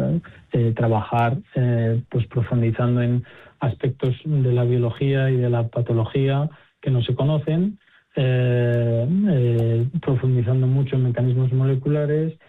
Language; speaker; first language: Spanish; native; Spanish